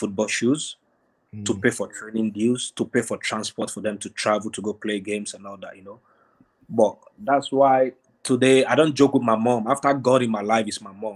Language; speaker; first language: English; non-native, local second language; Yoruba